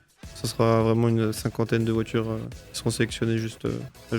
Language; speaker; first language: French; native; French